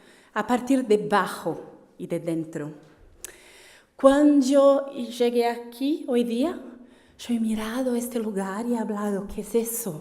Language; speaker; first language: Spanish; non-native, fluent; Portuguese